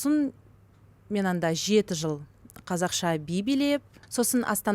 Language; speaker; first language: Kazakh; non-native, local second language; Russian